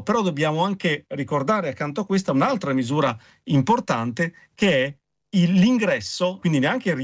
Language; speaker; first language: Italian; native; Italian